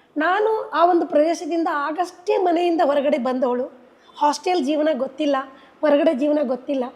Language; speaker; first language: Kannada; native; Kannada